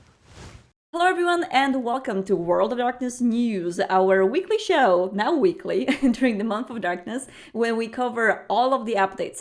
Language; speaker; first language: English; non-native, fluent; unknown